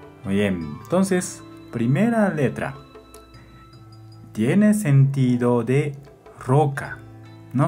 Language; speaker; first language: Spanish; non-native, fluent; Japanese